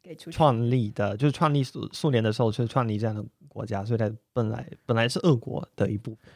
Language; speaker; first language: Chinese; non-native, fluent; Russian